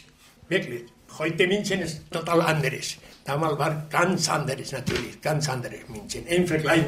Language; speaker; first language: German; non-native, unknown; Spanish